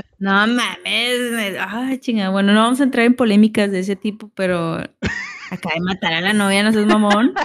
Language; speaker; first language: Spanish; native; Spanish